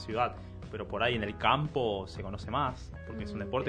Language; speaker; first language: Spanish; native; Spanish